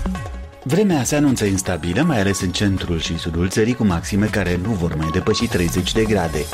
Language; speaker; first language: Romanian; native; Romanian